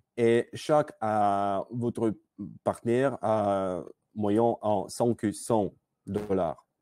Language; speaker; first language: French; non-native, learner; Russian